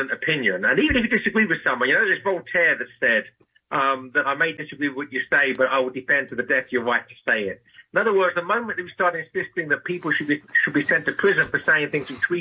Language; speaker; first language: English; native; English